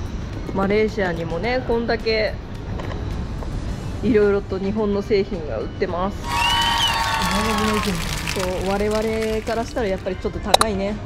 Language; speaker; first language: Japanese; native; Japanese